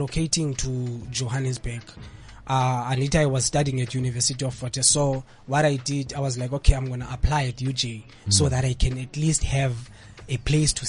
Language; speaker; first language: English; non-native, local second language; Xhosa